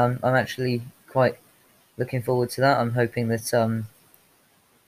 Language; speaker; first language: English; native; English